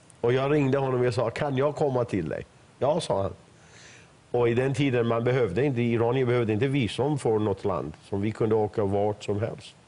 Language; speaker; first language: Swedish; non-native, fluent; Persian